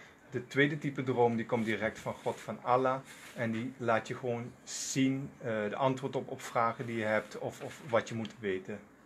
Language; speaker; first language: Dutch; non-native, local second language; Sranan Tongo